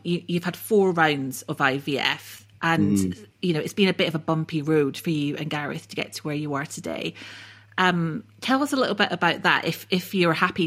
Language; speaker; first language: English; native; English